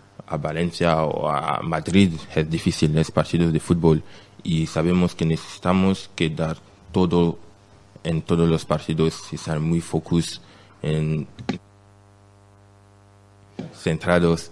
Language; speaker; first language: Spanish; non-native, learner; French